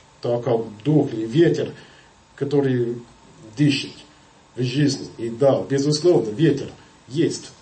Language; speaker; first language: Russian; non-native, fluent; English